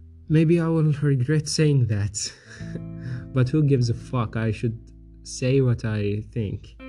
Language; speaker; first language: English; non-native, fluent; Arabic